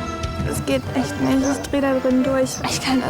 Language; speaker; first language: German; native; German